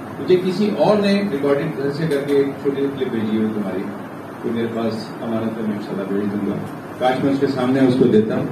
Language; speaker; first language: Urdu; non-native, local second language; Pashto